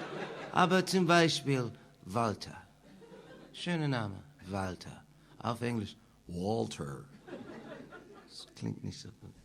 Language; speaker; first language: German; non-native, learner; English